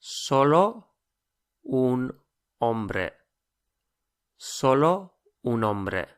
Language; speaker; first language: Spanish; non-native, fluent; English